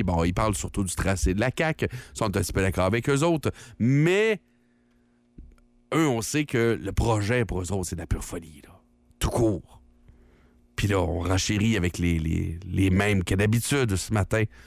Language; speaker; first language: French; native; French